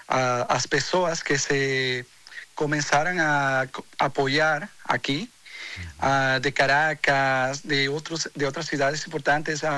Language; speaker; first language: Portuguese; non-native, fluent; Spanish